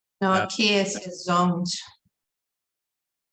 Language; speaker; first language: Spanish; non-native, learner; English